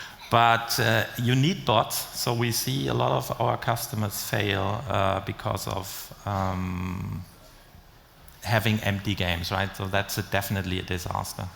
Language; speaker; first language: English; non-native, fluent; German